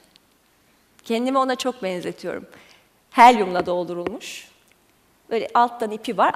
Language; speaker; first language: Turkish; native; Turkish